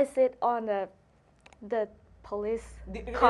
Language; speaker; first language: English; non-native, learner; Thai